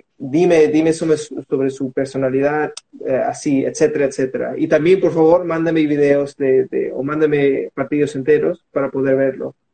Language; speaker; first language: Spanish; early bilingual, heritage; Spanish